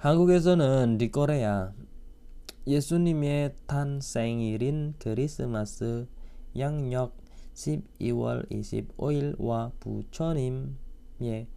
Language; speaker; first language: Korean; non-native, fluent; Indonesian